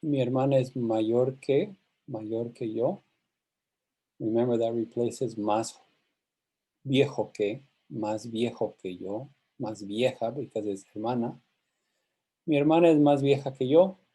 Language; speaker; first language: Spanish; non-native, fluent; English